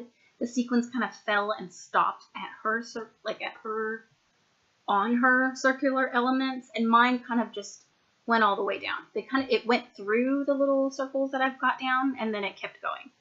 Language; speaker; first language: English; native; English